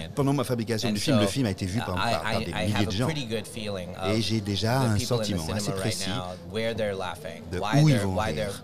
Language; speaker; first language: French; non-native, fluent; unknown